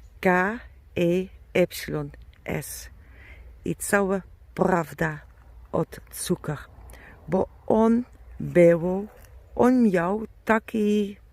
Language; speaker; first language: Polish; non-native, learner; German